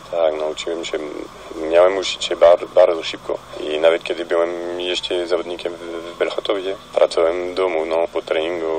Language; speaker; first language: Polish; non-native, fluent; French